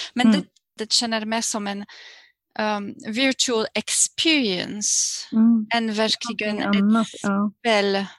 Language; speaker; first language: Swedish; non-native, learner; French